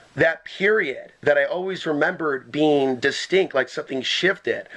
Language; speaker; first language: English; native; English